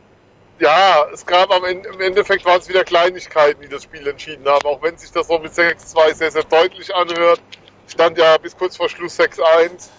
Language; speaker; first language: German; native; German